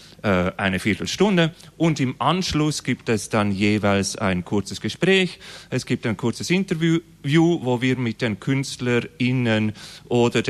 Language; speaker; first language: German; native; German